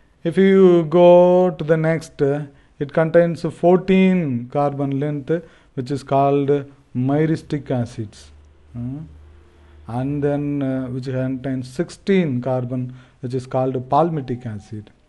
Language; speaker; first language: English; non-native, local second language; Tamil